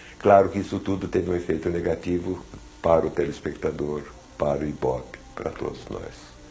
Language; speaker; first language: Portuguese; early bilingual, other home language; German